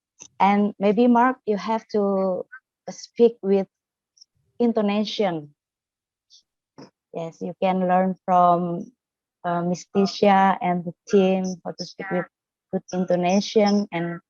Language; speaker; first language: English; non-native, fluent; Indonesian